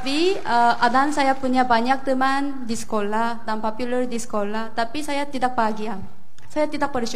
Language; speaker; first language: Indonesian; non-native, fluent; Korean